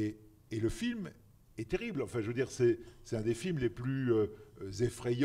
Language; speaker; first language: French; native; French